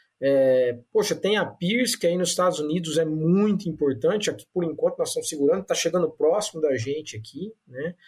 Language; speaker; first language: Portuguese; native; Portuguese